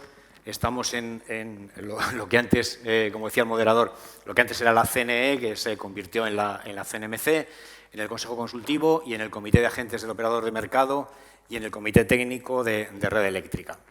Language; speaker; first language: Spanish; native; Spanish